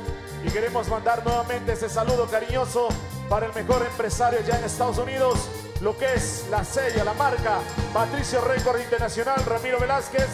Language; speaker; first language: Spanish; native; Spanish